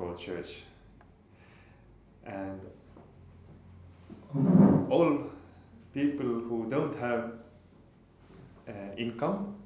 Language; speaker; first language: English; non-native, learner; Estonian